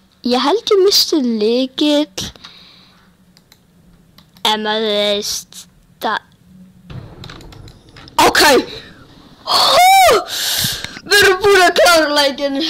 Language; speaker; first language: Icelandic; early bilingual, heritage; Icelandic